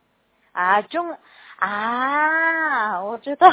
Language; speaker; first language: Chinese; non-native, learner; Korean